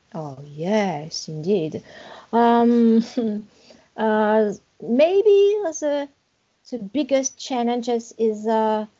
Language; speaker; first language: English; non-native, learner; French